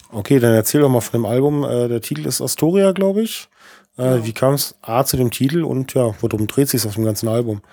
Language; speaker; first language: German; native; German